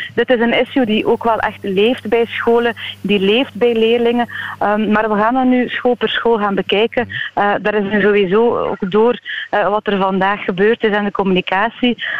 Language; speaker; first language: Dutch; native; Dutch